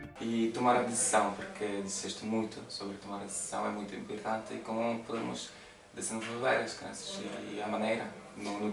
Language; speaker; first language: Portuguese; non-native, learner; Polish